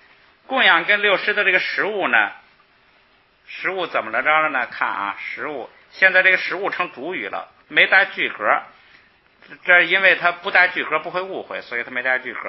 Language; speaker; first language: Chinese; native; Chinese